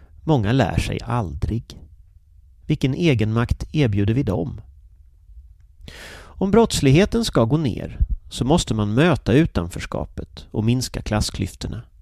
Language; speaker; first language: Swedish; native; Swedish